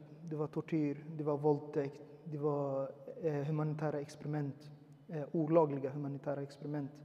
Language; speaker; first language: Swedish; early bilingual, other home language; Uyghur